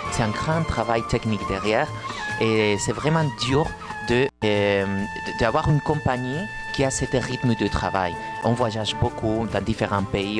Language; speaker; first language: French; non-native, fluent; Spanish